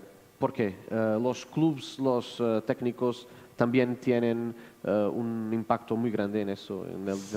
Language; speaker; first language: Spanish; non-native, fluent; Portuguese